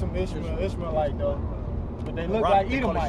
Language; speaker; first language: English; native; English